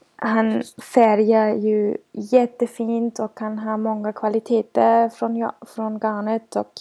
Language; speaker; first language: Swedish; non-native, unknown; German